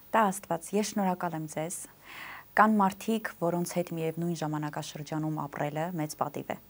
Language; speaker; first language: Armenian; native; Armenian